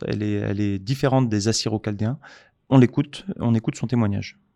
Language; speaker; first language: French; native; French